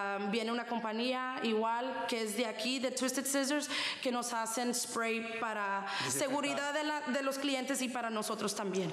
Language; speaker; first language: Spanish; early bilingual, heritage; Spanish